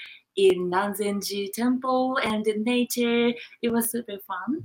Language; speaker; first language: English; non-native, fluent; Japanese